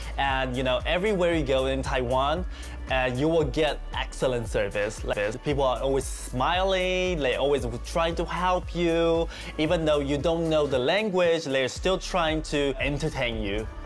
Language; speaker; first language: English; non-native, fluent; Chinese